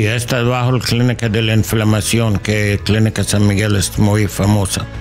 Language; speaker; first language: Spanish; non-native, learner; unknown